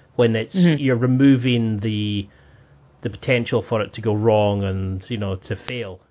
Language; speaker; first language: English; native; English